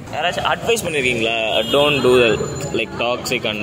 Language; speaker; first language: Tamil; native; Tamil